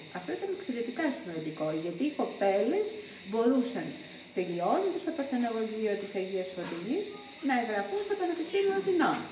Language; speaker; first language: Greek; native; Greek